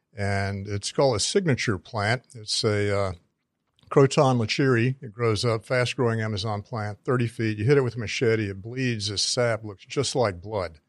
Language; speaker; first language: English; native; English